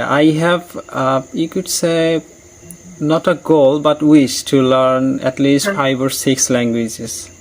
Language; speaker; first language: English; non-native, learner; Bangla